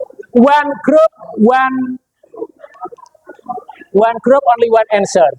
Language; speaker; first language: English; non-native, fluent; Indonesian